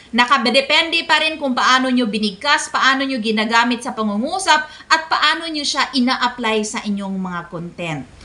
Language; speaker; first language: Filipino; non-native, local second language; Cebuano